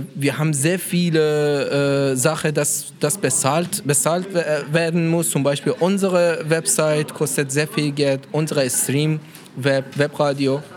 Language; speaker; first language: German; non-native, learner; Persian